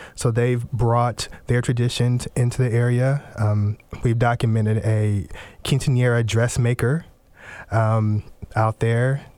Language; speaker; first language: English; native; English